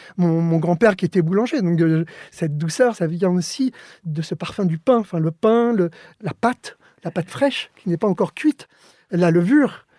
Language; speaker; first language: French; early bilingual, other home language; Spanish